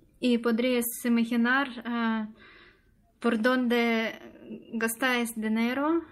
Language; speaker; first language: Spanish; non-native, learner; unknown